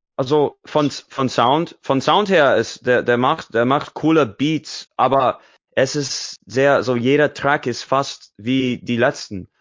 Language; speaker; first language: German; non-native, learner; English